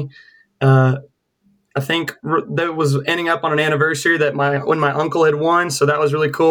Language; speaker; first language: English; native; English